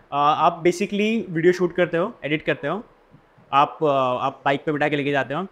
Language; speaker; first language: Hindi; non-native, local second language; Marathi